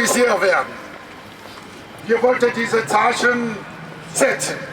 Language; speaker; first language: German; non-native, learner; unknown